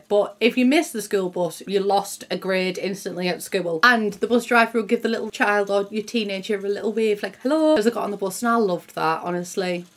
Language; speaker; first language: English; native; English